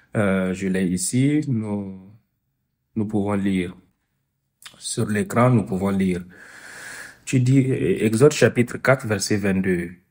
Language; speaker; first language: French; non-native, fluent; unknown